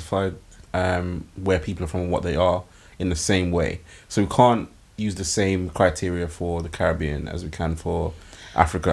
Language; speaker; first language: English; native; English